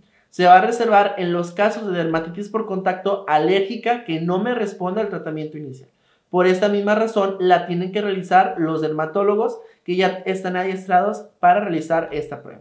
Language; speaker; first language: Spanish; native; Spanish